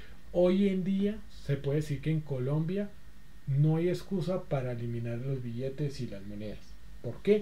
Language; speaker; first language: Spanish; native; Spanish